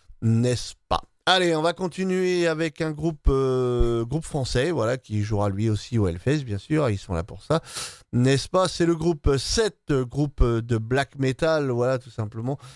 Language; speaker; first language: French; native; French